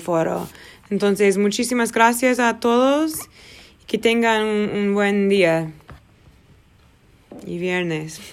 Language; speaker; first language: Spanish; non-native, learner; Portuguese